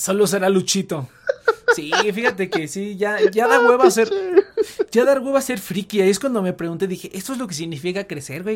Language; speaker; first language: Spanish; native; Spanish